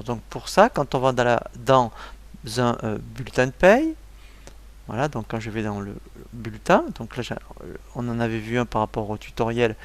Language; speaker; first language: French; native; French